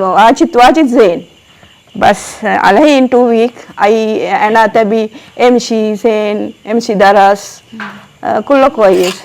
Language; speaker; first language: Arabic; non-native, learner; Sinhala